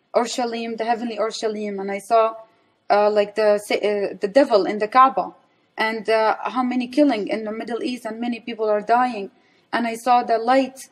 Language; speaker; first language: English; non-native, fluent; Arabic